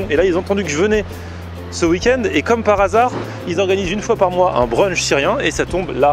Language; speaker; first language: French; native; French